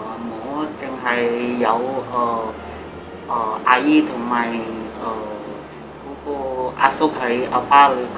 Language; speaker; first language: Cantonese; non-native, fluent; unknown